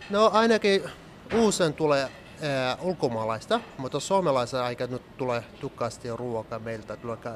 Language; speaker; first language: Finnish; non-native, learner; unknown